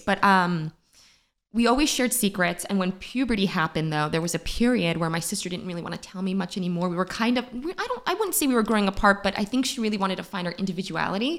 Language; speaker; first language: English; native; English